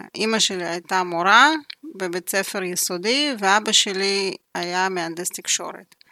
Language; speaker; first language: Hebrew; non-native, fluent; Russian